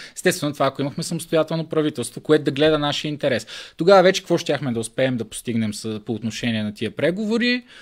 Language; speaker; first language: Bulgarian; native; Bulgarian